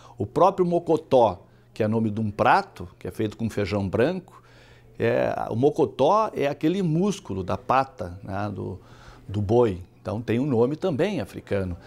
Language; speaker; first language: Portuguese; native; Portuguese